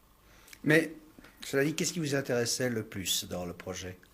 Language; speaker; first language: French; native; French